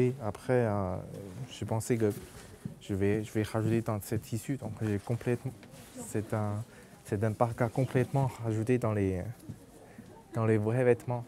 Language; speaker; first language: French; non-native, local second language; Chinese